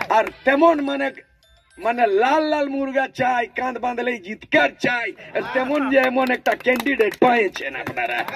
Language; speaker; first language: Bangla; non-native, local second language; Santali